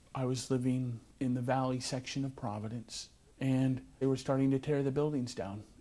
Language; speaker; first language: English; native; English